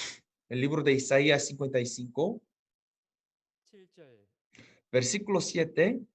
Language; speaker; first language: Spanish; non-native, fluent; Korean